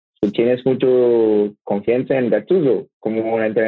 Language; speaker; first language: Spanish; non-native, learner; French